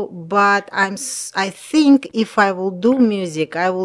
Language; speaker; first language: English; non-native, learner; Russian